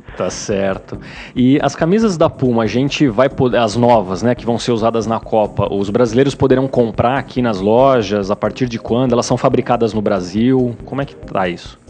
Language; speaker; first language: Portuguese; native; Portuguese